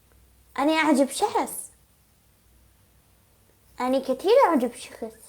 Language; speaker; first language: Arabic; non-native, learner; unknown